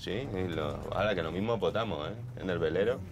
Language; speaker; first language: Spanish; native; Spanish